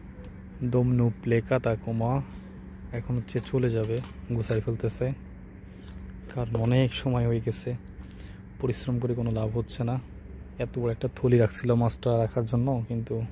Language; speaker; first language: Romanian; non-native, learner; Bangla